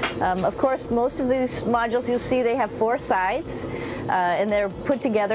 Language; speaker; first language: English; native; English